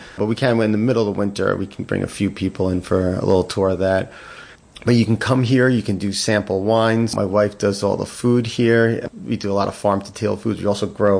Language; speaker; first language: English; native; English